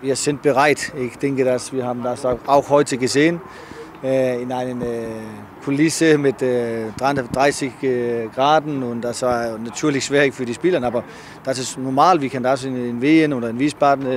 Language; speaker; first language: German; non-native, fluent; Danish